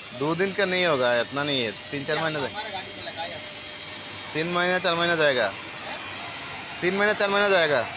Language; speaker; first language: Hindi; non-native, learner; Bangla